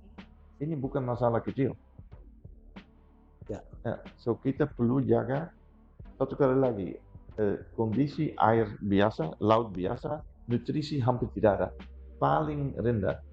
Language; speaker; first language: Indonesian; non-native, fluent; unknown